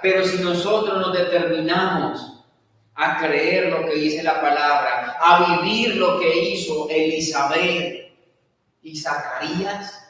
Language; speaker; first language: Spanish; native; Spanish